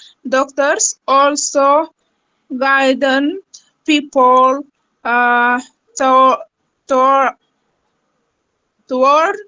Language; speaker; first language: English; non-native, learner; Arabic